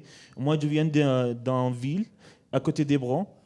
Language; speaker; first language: French; non-native, learner; Arabic